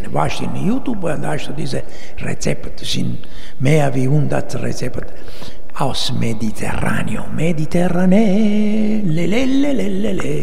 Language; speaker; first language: German; non-native, learner; Italian